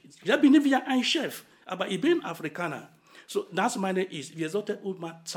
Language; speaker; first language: German; non-native, fluent; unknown